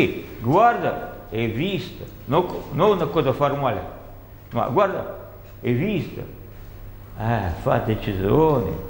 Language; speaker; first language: Italian; non-native, learner; Russian